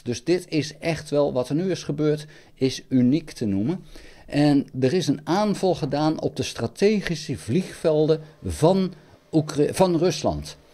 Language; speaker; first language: Dutch; native; Dutch